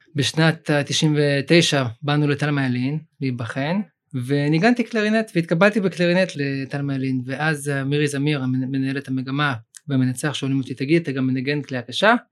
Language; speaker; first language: Hebrew; early bilingual, other home language; Russian